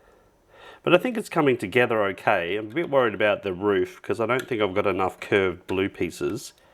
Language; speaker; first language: English; native; English